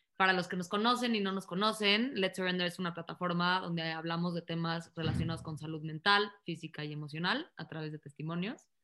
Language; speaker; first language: Spanish; native; Spanish